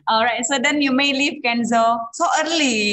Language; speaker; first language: English; non-native, fluent; Indonesian